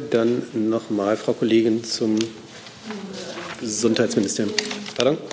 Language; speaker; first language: German; native; German